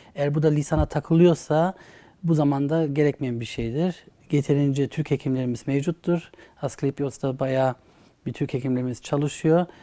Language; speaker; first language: Turkish; early bilingual, heritage; Turkish